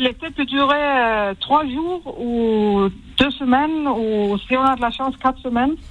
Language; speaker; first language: French; early bilingual, heritage; French